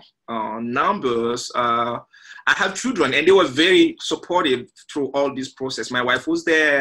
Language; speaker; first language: English; non-native, fluent; French